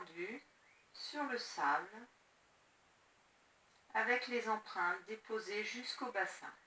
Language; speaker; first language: French; native; French